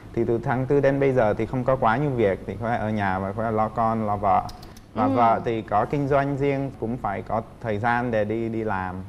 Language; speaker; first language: Vietnamese; non-native, fluent; Czech